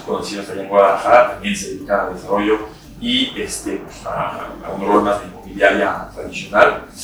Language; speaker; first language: Spanish; non-native, fluent; French